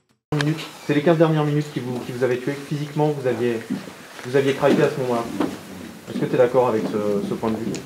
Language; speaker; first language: French; native; French